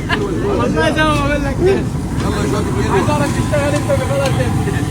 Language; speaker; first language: Arabic; native; Arabic